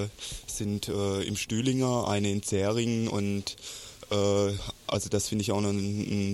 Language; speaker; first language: German; native; German